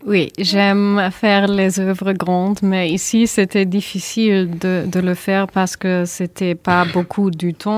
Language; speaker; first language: French; non-native, learner; German